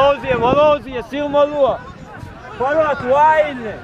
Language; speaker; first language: Russian; non-native, local second language; Chechen